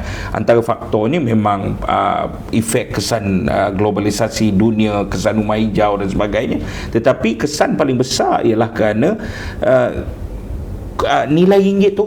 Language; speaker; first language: Malay; native; Malay